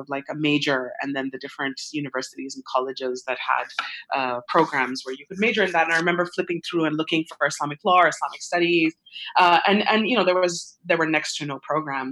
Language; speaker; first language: English; non-native, local second language; Urdu